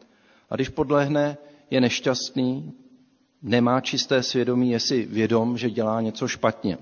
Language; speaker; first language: Czech; native; Czech